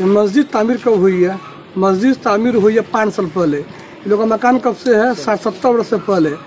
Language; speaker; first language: Hindi; native; Hindi